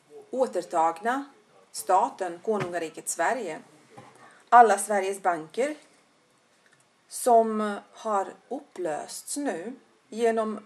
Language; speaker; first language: Swedish; non-native, fluent; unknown